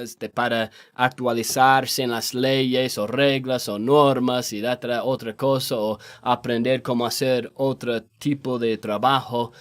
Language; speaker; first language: Spanish; non-native, fluent; English